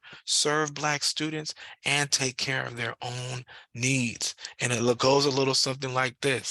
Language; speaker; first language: English; native; English